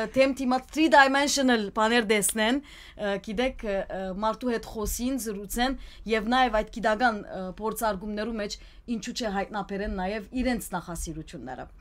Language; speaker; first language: Armenian; early bilingual, heritage; Armenian